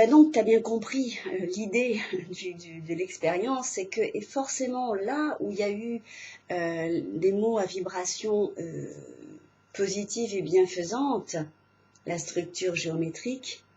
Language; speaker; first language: French; native; French